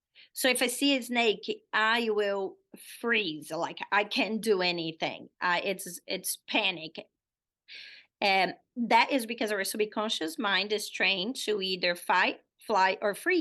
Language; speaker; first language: English; non-native, fluent; Portuguese